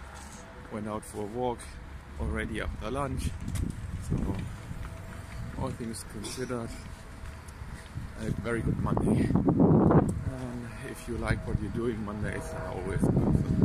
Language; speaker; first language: English; non-native, fluent; German